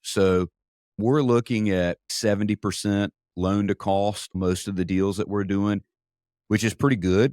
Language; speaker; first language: English; native; English